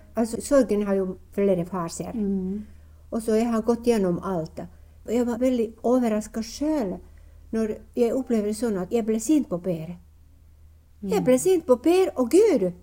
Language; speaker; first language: Norwegian; non-native, fluent; Finnish